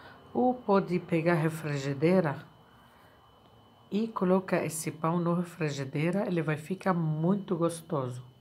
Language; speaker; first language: Portuguese; non-native, fluent; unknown